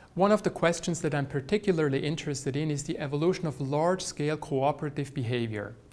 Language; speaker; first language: English; non-native, fluent; Swiss German